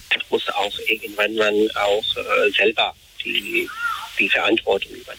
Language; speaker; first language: German; non-native, fluent; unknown